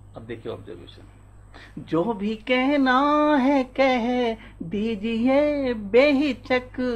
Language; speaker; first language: Hindi; native; Hindi